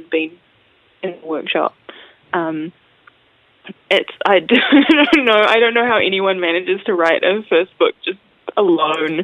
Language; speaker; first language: English; native; English